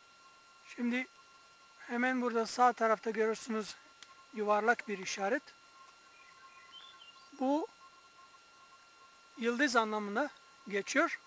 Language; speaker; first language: Turkish; non-native, fluent; English